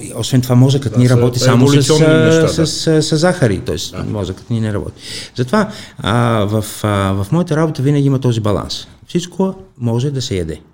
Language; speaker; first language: Bulgarian; non-native, fluent; Greek